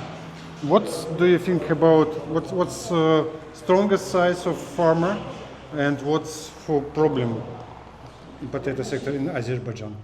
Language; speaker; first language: English; non-native, learner; Russian